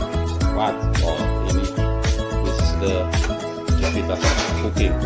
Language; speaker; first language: English; non-native, learner; Indonesian